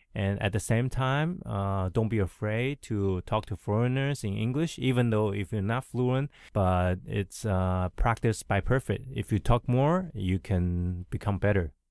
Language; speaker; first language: English; early bilingual, other home language; Chinese